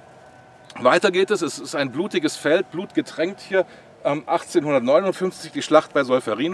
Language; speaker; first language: German; native; German